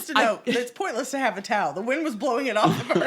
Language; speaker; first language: English; native; English